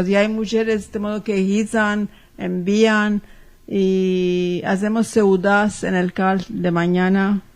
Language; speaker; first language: Spanish; early bilingual, heritage; Ladino